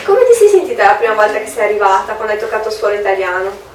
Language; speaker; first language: Italian; native; Italian